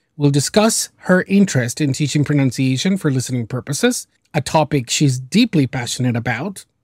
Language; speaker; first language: English; early bilingual, other home language; Spanish